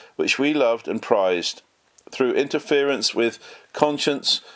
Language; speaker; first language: English; native; English